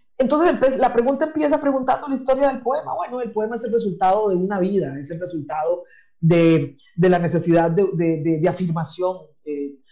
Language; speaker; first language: Spanish; non-native, local second language; English